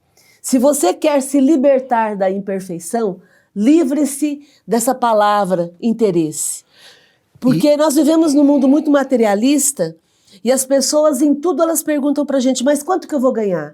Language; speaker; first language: Portuguese; native; Portuguese